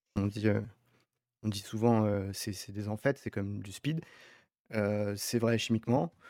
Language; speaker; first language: French; native; French